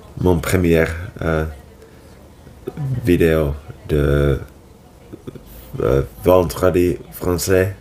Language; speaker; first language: French; non-native, learner; Finnish